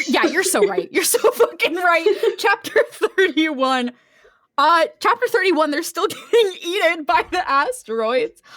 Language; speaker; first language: English; native; English